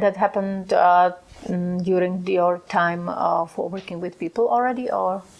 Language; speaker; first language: English; non-native, fluent; Slovak